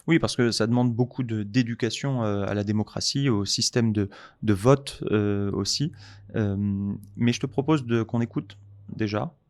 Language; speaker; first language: French; native; French